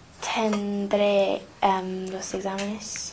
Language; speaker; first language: Spanish; non-native, learner; English